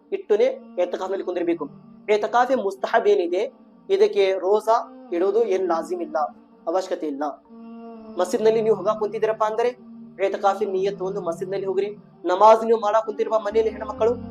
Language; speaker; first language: Kannada; non-native, local second language; Urdu